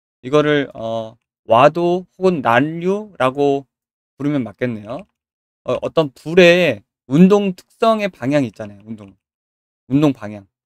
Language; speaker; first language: Korean; native; Korean